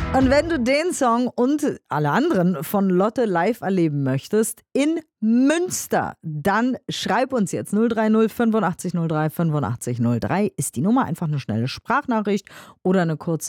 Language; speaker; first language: German; native; German